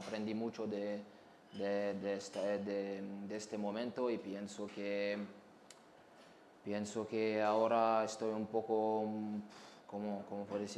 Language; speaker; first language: Spanish; non-native, fluent; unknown